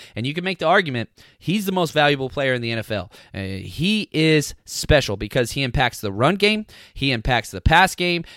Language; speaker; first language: English; native; English